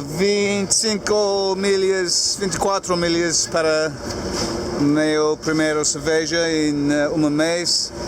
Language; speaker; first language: Portuguese; non-native, learner; English